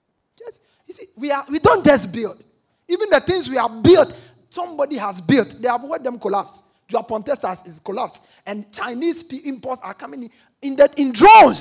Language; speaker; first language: English; non-native, local second language; Akan